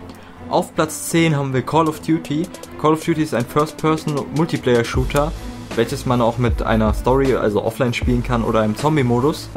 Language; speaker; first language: German; native; German